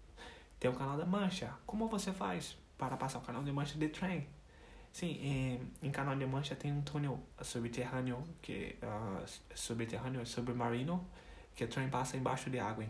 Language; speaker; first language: Portuguese; non-native, fluent; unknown